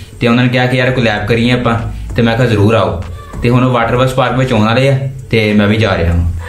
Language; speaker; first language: Punjabi; native; Punjabi